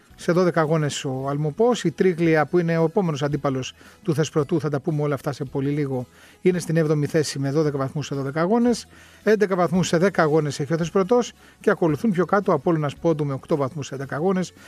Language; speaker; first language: Greek; native; Greek